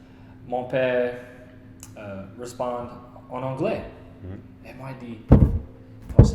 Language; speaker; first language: French; non-native, learner; English